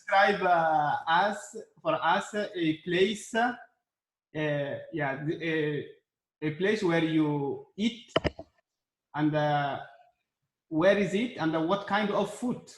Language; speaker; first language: English; non-native, learner; Arabic